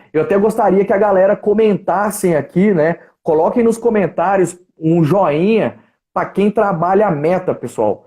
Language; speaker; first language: Portuguese; native; Portuguese